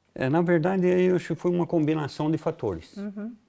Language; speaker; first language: Portuguese; native; Portuguese